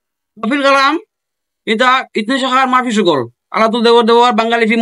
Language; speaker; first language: Arabic; non-native, learner; Bangla